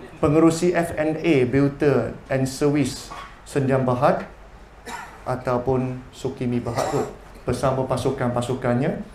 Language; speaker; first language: Malay; non-native, local second language; Chinese